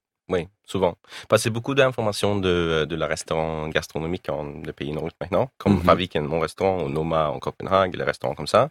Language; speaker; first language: French; non-native, learner; Swedish